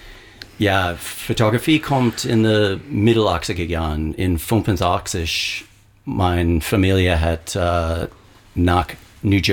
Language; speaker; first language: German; non-native, learner; English